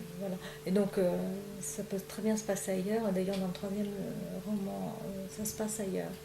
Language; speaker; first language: French; non-native, fluent; Vietnamese